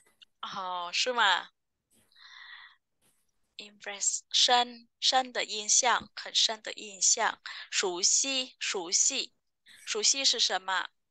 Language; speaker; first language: Chinese; non-native, fluent; Vietnamese